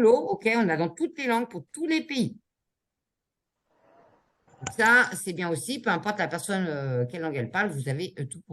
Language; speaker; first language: French; native; French